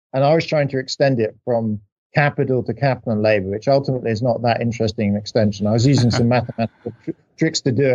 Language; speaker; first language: English; native; English